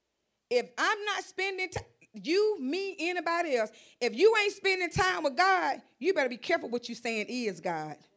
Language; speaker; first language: English; native; English